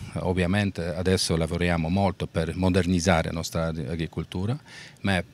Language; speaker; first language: Italian; non-native, learner; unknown